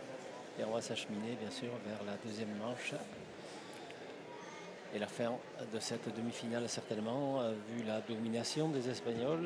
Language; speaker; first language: French; native; French